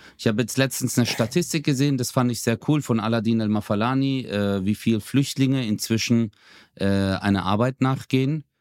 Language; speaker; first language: German; early bilingual, other home language; Turkish